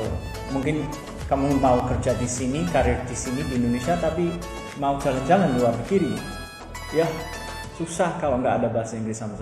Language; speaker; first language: Indonesian; non-native, fluent; English